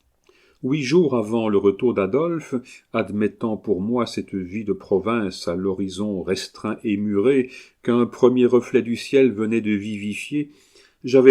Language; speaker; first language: French; native; French